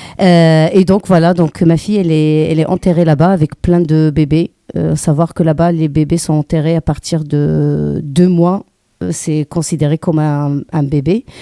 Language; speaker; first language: French; non-native, local second language; Arabic